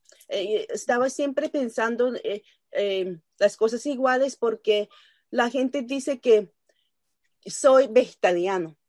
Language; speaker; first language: Spanish; non-native, learner; Japanese